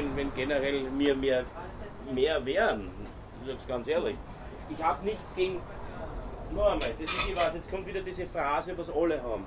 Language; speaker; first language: German; native; German